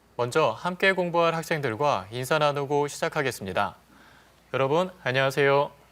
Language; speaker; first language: Korean; native; Korean